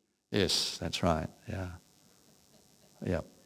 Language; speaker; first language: English; native; English